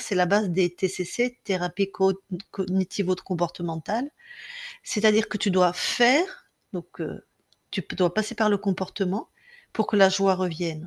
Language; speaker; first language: French; native; French